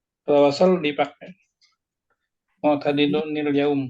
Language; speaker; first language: Indonesian; native; Indonesian